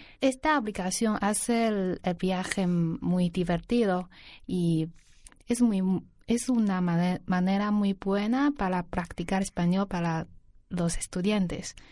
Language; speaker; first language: Spanish; non-native, learner; Chinese